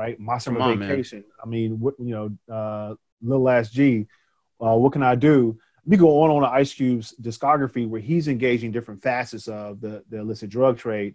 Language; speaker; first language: English; native; English